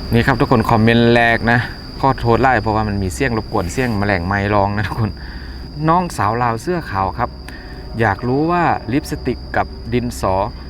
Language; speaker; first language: Thai; native; Thai